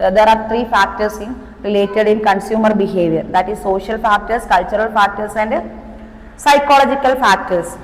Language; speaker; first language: English; non-native, local second language; Malayalam